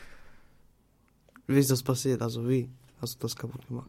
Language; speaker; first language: German; non-native, learner; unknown